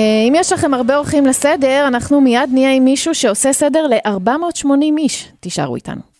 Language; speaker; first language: Hebrew; native; Hebrew